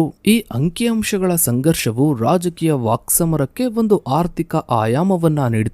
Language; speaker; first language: Kannada; native; Kannada